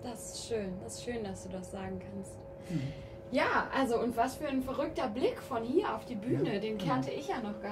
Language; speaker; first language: German; native; German